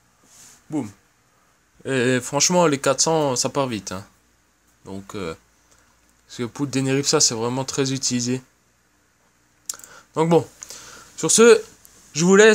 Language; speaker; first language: French; native; French